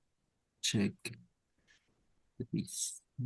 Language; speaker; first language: English; non-native, learner; Spanish